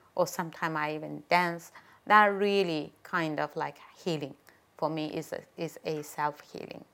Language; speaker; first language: English; non-native, fluent; Chinese